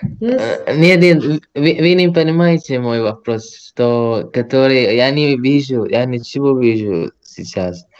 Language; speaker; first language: Russian; non-native, learner; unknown